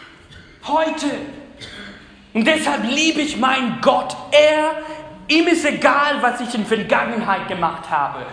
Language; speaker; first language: German; non-native, fluent; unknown